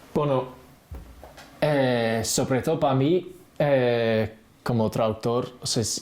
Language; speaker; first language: Spanish; non-native, fluent; English